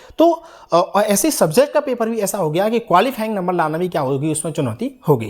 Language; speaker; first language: Hindi; native; Hindi